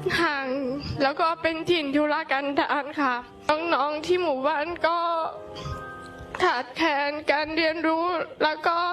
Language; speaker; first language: Thai; non-native, local second language; Hmong